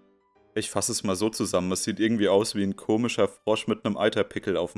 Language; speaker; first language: German; native; German